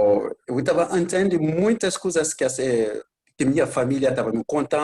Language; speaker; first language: Portuguese; non-native, learner; Bambara